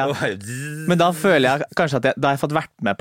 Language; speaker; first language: Norwegian; native; Norwegian